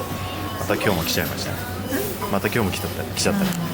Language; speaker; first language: Japanese; native; Japanese